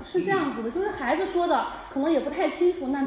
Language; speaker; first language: Chinese; native; Chinese